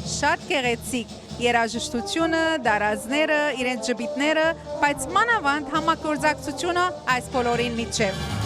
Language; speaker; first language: Armenian; early bilingual, heritage; Armenian